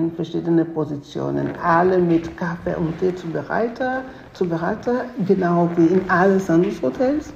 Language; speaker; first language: German; non-native, fluent; Spanish